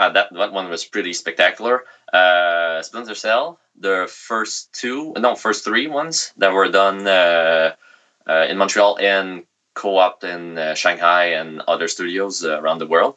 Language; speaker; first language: English; non-native, fluent; French